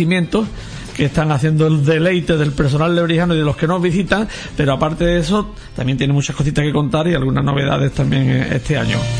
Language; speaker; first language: Spanish; native; Spanish